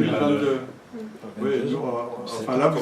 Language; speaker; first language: French; native; French